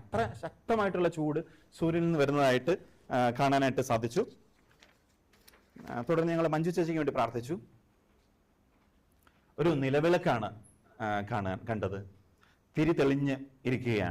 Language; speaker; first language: Malayalam; native; Malayalam